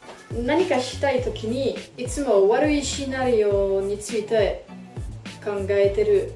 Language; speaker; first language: Japanese; non-native, learner; French